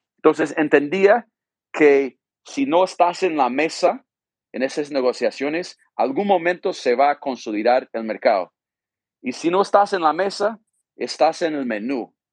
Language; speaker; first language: Spanish; non-native, fluent; English